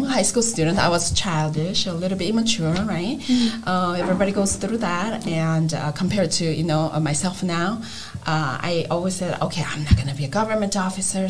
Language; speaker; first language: English; non-native, fluent; Korean